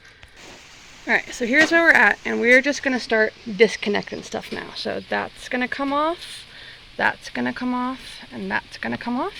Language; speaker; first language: English; native; English